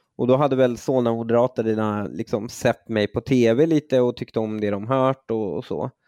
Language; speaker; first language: Swedish; early bilingual, other home language; Persian